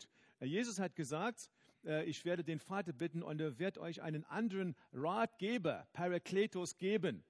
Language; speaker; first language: German; non-native, fluent; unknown